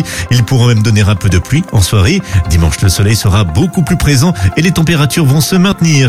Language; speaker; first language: French; native; French